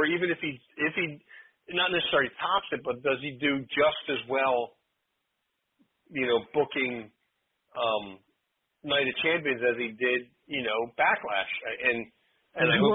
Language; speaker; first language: English; native; English